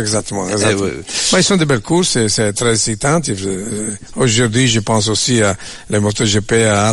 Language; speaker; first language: French; non-native, learner; Italian